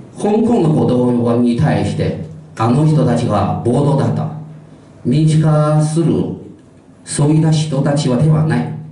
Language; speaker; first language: Japanese; non-native, fluent; Chinese